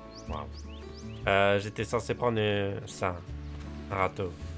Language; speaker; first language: French; native; French